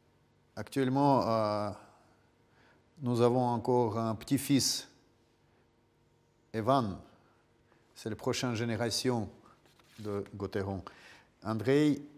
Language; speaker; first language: French; non-native, fluent; Russian